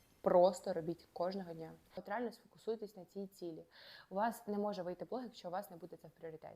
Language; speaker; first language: Ukrainian; native; Ukrainian